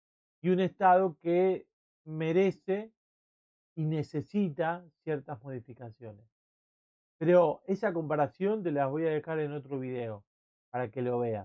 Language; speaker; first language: Spanish; native; Spanish